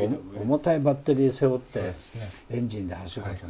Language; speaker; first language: Japanese; native; Japanese